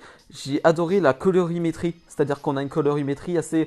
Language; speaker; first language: French; native; French